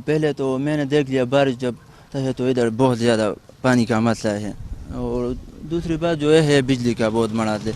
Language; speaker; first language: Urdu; non-native, local second language; Pashto